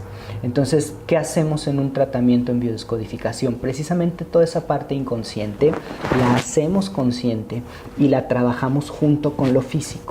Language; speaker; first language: Spanish; native; Spanish